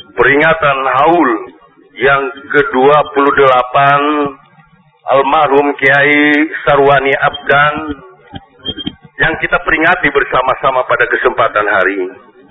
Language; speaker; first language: Indonesian; non-native, local second language; Banjar